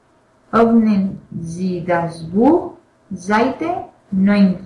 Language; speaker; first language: German; non-native, learner; Spanish